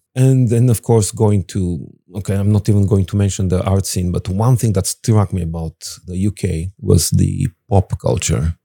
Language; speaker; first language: English; non-native, fluent; Bulgarian